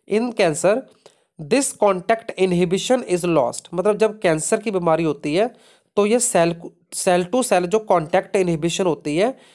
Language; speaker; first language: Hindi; non-native, local second language; Punjabi